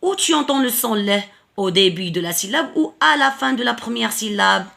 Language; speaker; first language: French; non-native, local second language; Arabic